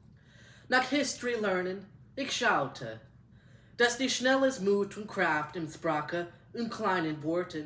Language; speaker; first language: German; non-native, learner; English